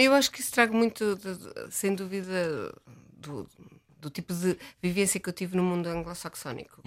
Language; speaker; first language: Portuguese; native; Portuguese